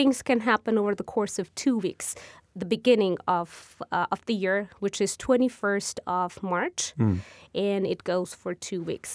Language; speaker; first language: English; non-native, fluent; Persian